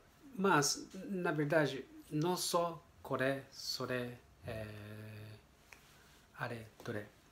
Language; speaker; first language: Portuguese; non-native, learner; Japanese